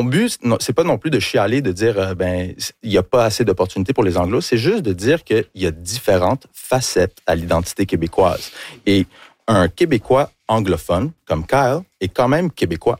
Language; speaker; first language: French; early bilingual, other home language; English